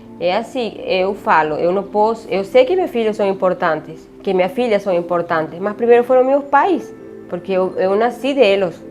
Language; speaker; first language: Portuguese; non-native, learner; Spanish